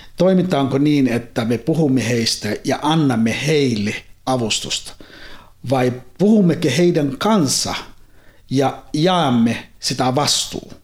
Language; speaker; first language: Finnish; non-native, fluent; Somali